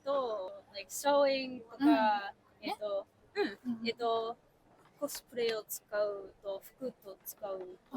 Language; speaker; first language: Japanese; non-native, learner; English